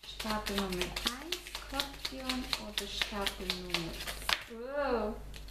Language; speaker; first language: German; non-native, fluent; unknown